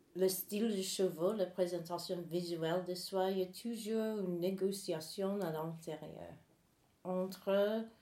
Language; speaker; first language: French; non-native, fluent; English